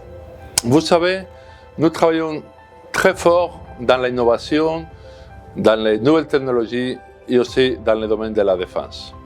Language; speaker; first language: French; non-native, fluent; Spanish